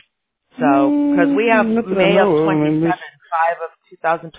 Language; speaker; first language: English; native; English